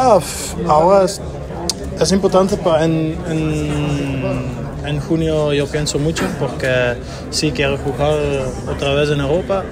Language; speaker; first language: Spanish; non-native, learner; Dutch